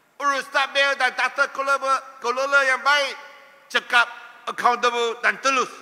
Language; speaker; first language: Malay; non-native, local second language; Chinese